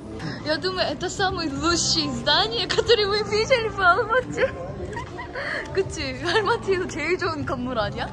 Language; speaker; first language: Russian; non-native, learner; Korean